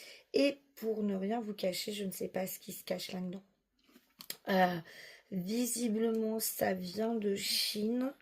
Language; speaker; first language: French; native; French